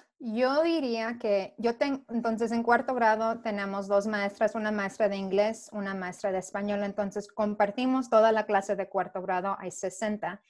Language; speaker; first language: Spanish; early bilingual, heritage; Spanish